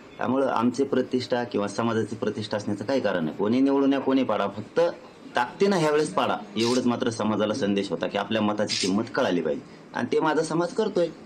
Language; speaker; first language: Marathi; native; Marathi